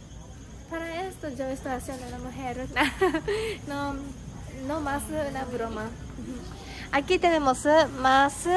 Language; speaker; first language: Spanish; non-native, learner; Japanese